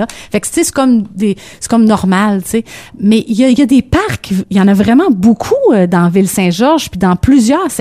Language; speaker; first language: French; native; French